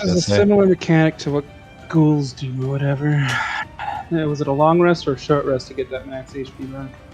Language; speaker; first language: English; native; English